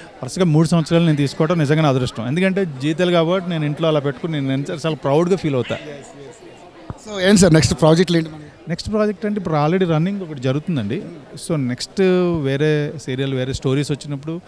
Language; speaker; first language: Telugu; native; Telugu